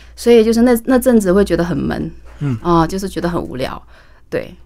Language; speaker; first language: Chinese; native; Chinese